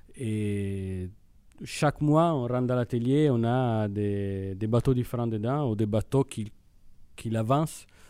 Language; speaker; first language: French; non-native, fluent; Italian